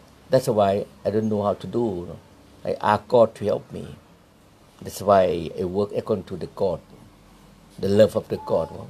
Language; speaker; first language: English; non-native, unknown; Thai